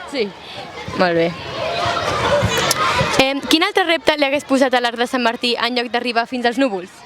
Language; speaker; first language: Catalan; native; Catalan